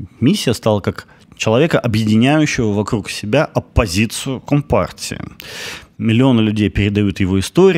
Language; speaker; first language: Russian; native; Russian